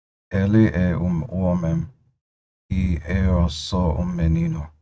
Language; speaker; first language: Portuguese; non-native, learner; English